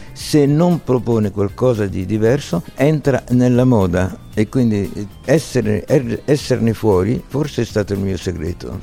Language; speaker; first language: Italian; early bilingual, heritage; Italian